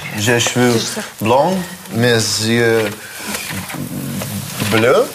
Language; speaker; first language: French; non-native, learner; Russian